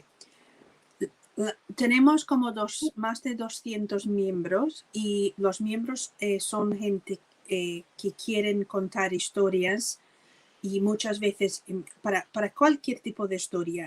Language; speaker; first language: Spanish; non-native, fluent; English